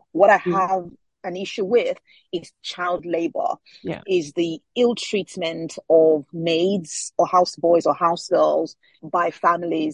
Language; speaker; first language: English; non-native, local second language; Yoruba